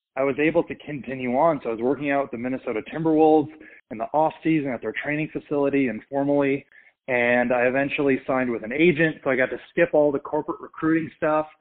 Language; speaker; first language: English; native; English